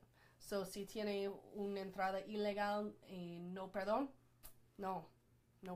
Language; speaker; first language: Spanish; non-native, fluent; English